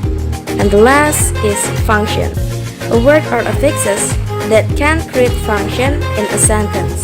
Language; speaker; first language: English; non-native, learner; Indonesian